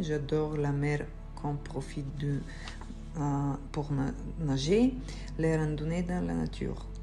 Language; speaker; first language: French; non-native, learner; Bulgarian